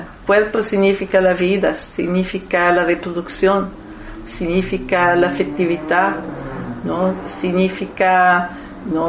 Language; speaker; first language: Spanish; non-native, fluent; Italian